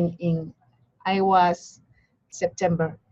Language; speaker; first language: English; non-native, learner; Spanish